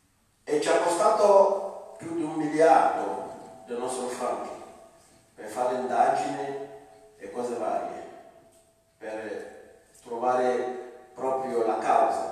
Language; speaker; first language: Italian; non-native, fluent; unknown